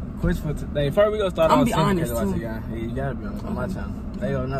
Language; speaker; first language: English; native; English